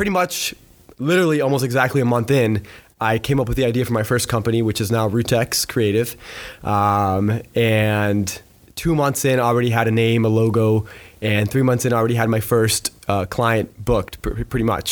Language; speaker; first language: English; native; English